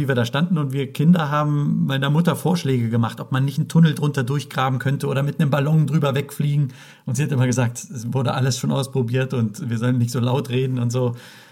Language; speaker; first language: German; native; German